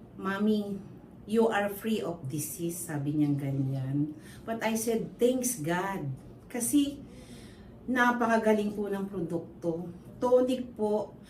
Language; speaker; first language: Filipino; native; Filipino